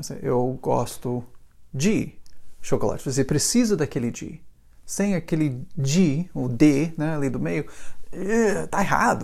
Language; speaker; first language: Portuguese; non-native, fluent; English